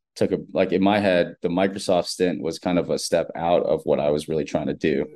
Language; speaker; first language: English; native; English